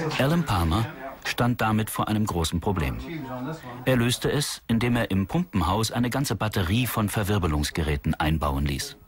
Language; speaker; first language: German; native; German